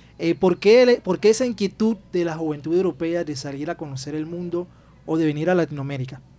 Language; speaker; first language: Spanish; native; Spanish